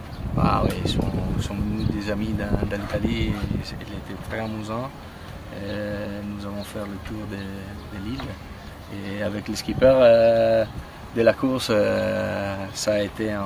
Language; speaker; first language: French; non-native, fluent; Italian